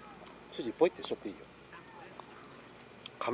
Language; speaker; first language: Japanese; native; Japanese